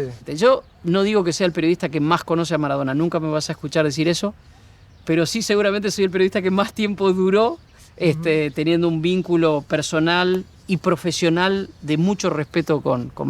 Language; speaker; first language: Spanish; native; Spanish